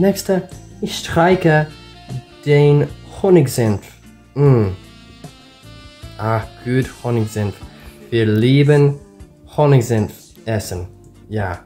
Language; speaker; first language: German; non-native, learner; English